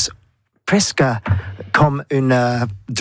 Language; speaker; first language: French; non-native, learner; English